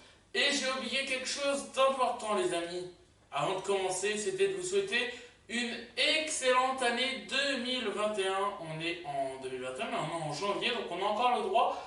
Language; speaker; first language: French; native; French